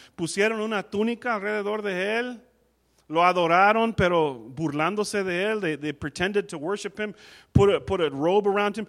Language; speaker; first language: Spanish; non-native, fluent; English